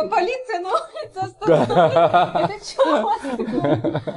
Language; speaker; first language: Russian; native; Russian